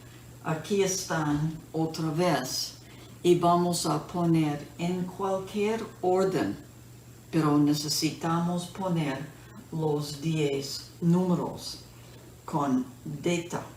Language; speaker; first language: Spanish; non-native, fluent; English